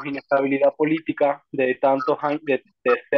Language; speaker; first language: Spanish; native; Spanish